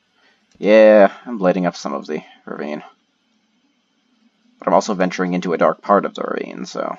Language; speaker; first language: English; native; English